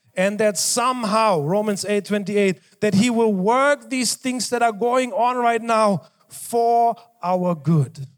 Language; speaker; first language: English; non-native, fluent; German